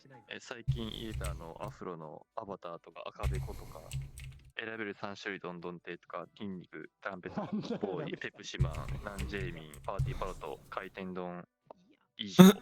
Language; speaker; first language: Japanese; native; Japanese